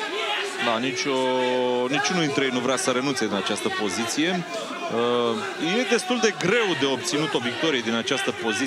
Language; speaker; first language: Romanian; native; Romanian